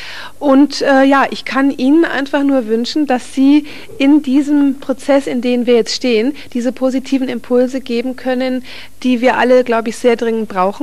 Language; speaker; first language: German; native; German